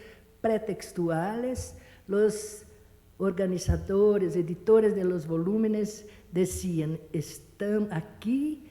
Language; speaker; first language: Spanish; non-native, fluent; Portuguese